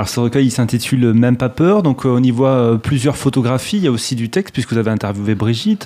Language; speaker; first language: French; native; French